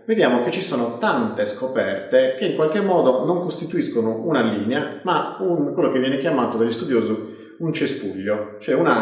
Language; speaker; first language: Italian; native; Italian